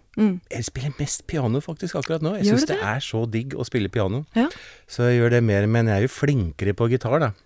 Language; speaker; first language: Norwegian; native; Norwegian